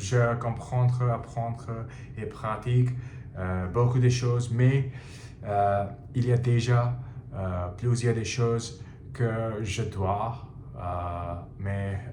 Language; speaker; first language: French; non-native, learner; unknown